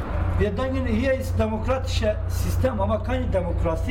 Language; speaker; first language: German; non-native, learner; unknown